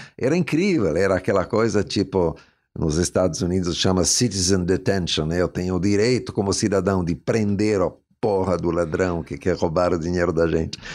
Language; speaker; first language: Portuguese; non-native, fluent; Italian